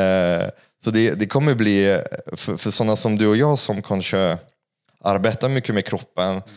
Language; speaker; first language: Swedish; non-native, fluent; French